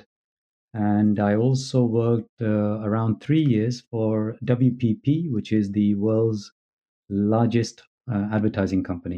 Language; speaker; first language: English; native; English